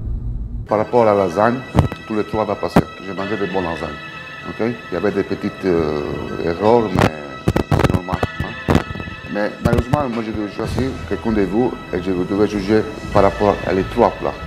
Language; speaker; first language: French; non-native, learner; Italian